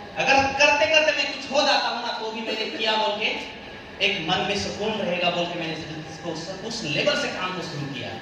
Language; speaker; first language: Hindi; non-native, local second language; Nepali